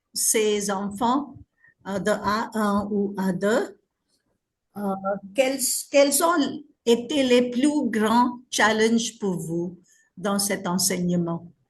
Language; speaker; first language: French; non-native, fluent; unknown